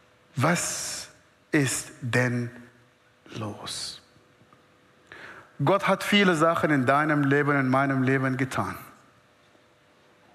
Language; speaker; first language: German; non-native, fluent; Arabic